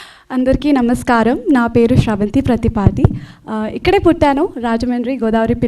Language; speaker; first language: Telugu; early bilingual, heritage; Telugu